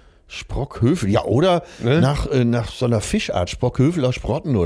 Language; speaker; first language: German; native; German